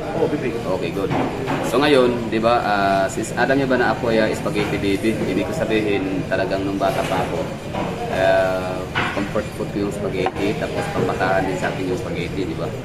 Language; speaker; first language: Filipino; non-native, local second language; Cebuano